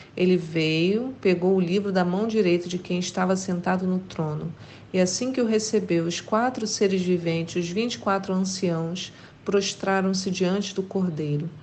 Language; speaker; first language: Portuguese; native; Portuguese